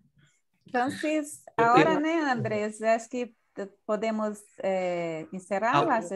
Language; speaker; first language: Spanish; non-native, learner; Portuguese